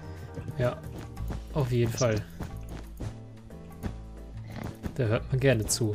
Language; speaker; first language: German; native; German